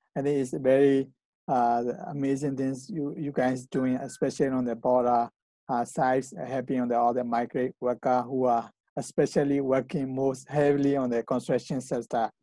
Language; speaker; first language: English; non-native, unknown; Burmese